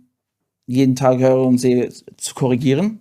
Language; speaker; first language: German; non-native, fluent; English